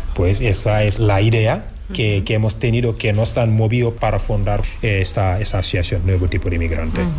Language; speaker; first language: Spanish; non-native, fluent; Wolof